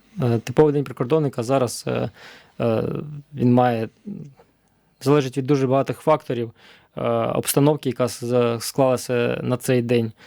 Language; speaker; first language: Ukrainian; native; Ukrainian